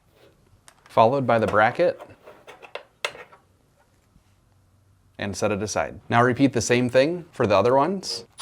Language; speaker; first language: English; native; English